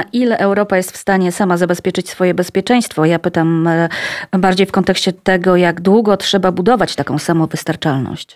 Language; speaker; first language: Polish; native; Polish